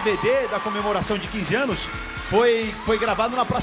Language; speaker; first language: Portuguese; native; Portuguese